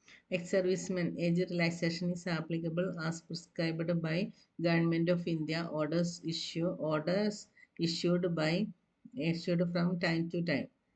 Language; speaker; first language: English; non-native, local second language; Malayalam